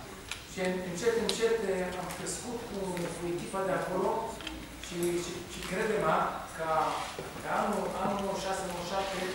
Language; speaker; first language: Romanian; non-native, learner; Hebrew